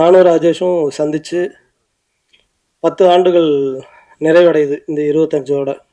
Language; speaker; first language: Tamil; native; Tamil